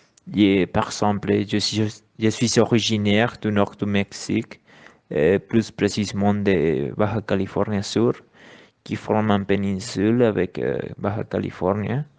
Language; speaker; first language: French; non-native, learner; Spanish